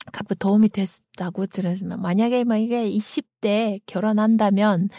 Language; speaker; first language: Korean; non-native, fluent; Kyrgyz